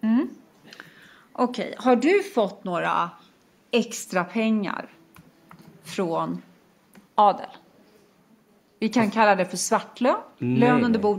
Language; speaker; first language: Swedish; native; Swedish